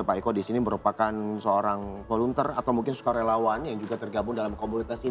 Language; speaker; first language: Indonesian; native; Indonesian